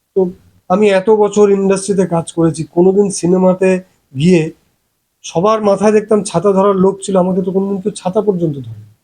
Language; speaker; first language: Bangla; early bilingual, heritage; Bangla